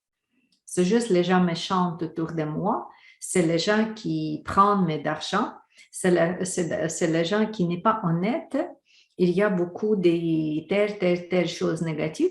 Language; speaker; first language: French; non-native, fluent; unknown